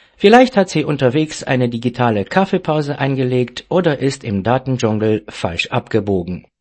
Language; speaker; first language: German; non-native, fluent; Romanian